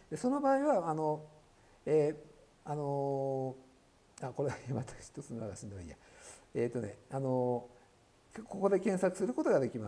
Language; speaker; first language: Japanese; native; Japanese